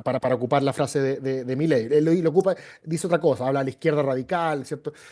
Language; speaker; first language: Spanish; native; Spanish